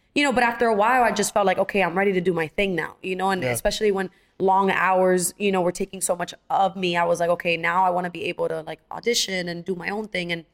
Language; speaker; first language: English; early bilingual, other home language; Spanish